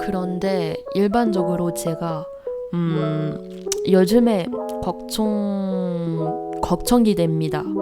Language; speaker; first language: Korean; non-native, learner; Malagasy